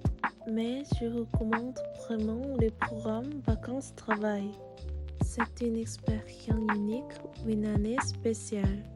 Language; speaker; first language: French; non-native, learner; Korean